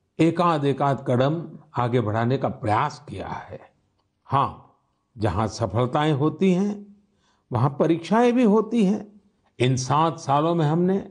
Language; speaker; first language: Hindi; non-native, local second language; Gujarati